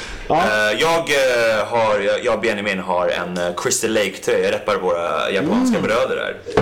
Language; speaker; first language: Swedish; native; Swedish